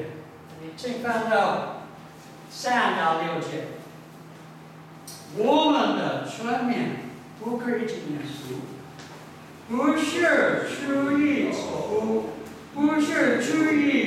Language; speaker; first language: Chinese; non-native, learner; English